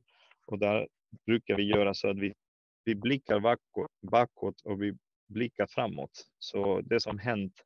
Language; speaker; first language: Swedish; non-native, fluent; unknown